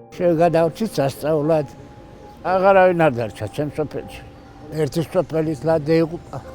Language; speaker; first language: Georgian; non-native, local second language; Svan